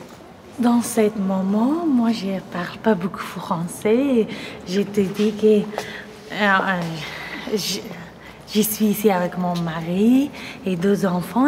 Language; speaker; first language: French; non-native, learner; Persian